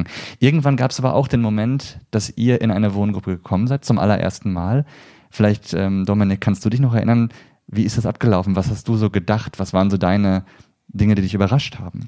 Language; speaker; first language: German; native; German